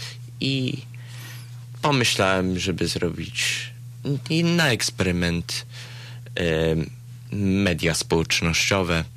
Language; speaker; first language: Polish; early bilingual, heritage; Polish